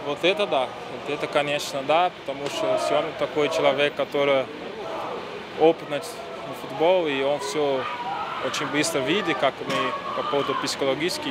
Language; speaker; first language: Russian; non-native, learner; Portuguese